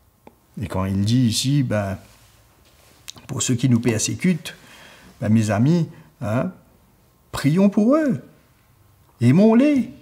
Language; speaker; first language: French; native; French